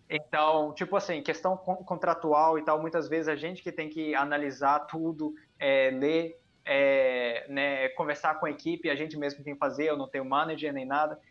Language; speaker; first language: Portuguese; early bilingual, heritage; Portuguese